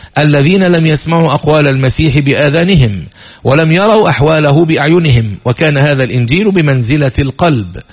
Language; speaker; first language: Arabic; native; Arabic